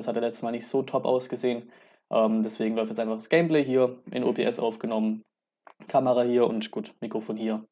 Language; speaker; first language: German; native; German